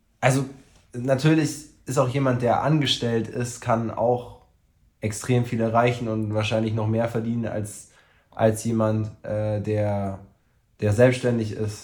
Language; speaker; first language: German; native; German